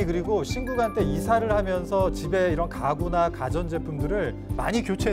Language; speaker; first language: Korean; native; Korean